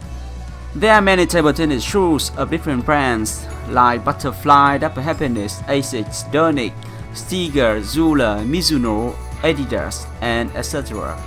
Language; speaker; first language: English; non-native, fluent; Vietnamese